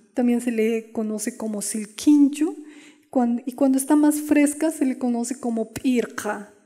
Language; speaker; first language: Spanish; non-native, local second language; Quechua